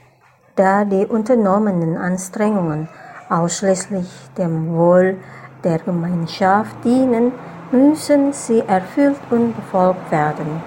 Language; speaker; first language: German; non-native, fluent; Indonesian